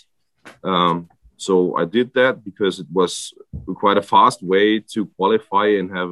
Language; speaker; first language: English; non-native, fluent; German